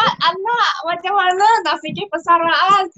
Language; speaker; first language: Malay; non-native, local second language; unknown